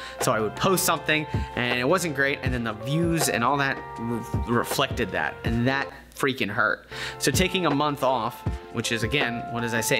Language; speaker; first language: English; native; English